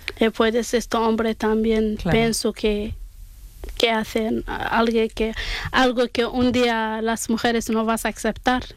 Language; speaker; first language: Spanish; non-native, learner; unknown